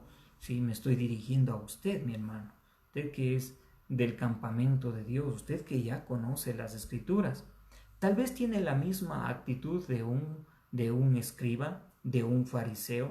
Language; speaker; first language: Spanish; native; Spanish